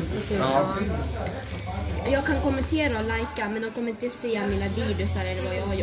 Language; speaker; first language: Swedish; early bilingual, other home language; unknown